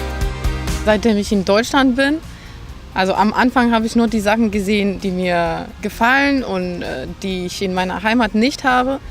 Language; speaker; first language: German; non-native, fluent; Macedonian